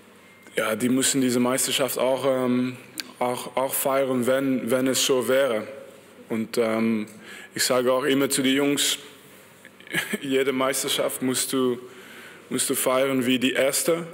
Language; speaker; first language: German; non-native, fluent; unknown